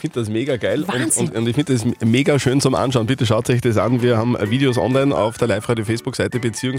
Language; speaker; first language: German; native; German